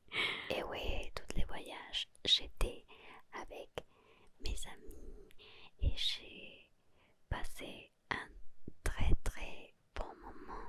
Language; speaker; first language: French; non-native, learner; Spanish